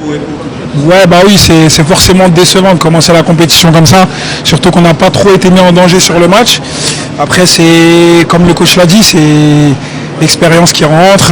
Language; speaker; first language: French; native; French